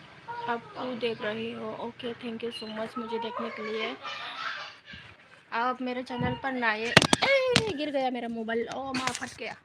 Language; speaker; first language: Hindi; non-native, local second language; Kok Borok